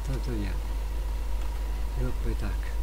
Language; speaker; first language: German; non-native, learner; Polish